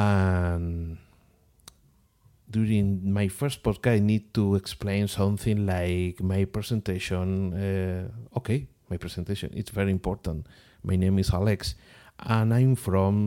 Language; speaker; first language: English; non-native, learner; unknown